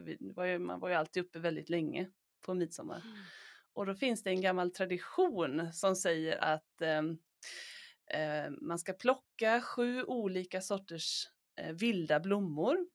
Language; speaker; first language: Swedish; native; Swedish